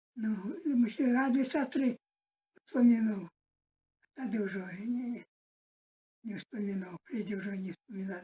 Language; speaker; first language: Russian; non-native, local second language; Belarusian